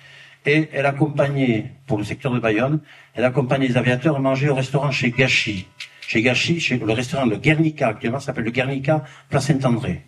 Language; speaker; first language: French; native; French